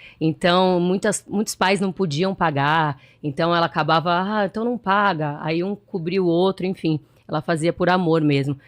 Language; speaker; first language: Portuguese; native; Portuguese